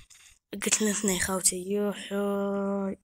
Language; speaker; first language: Arabic; native; Arabic